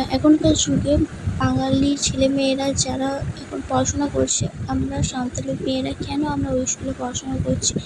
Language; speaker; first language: Bangla; non-native, local second language; Santali